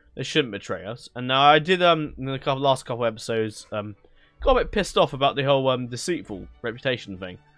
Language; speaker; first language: English; native; English